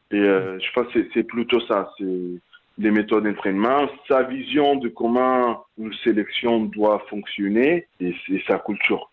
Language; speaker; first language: French; non-native, fluent; Portuguese